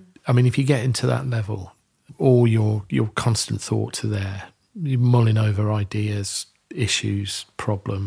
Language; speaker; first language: English; native; English